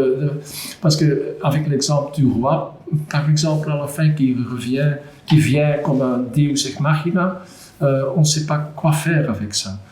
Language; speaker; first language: French; non-native, local second language; Dutch